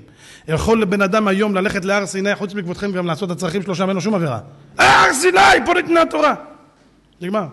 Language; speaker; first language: Hebrew; native; Hebrew